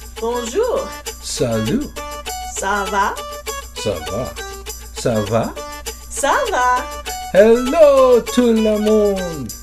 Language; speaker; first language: French; non-native, fluent; English